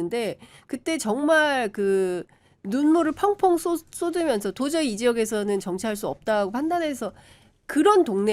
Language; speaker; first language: Korean; native; Korean